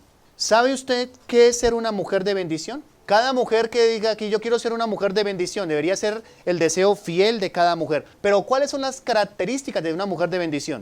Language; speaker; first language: Spanish; native; Spanish